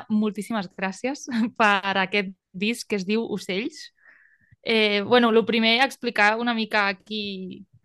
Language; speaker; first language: Catalan; native; Catalan